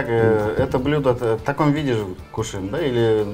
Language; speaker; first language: Russian; non-native, local second language; Kyrgyz